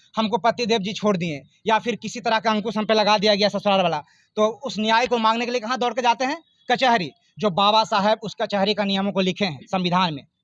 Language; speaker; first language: Hindi; native; Hindi